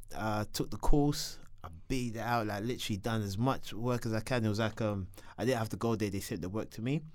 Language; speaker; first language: English; native; English